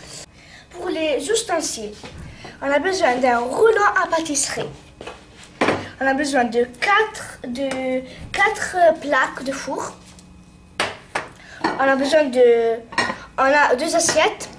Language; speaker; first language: French; non-native, learner; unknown